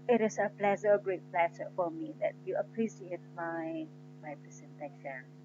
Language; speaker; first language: English; non-native, fluent; Indonesian